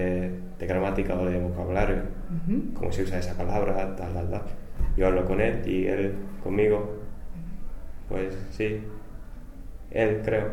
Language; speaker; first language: Spanish; non-native, fluent; English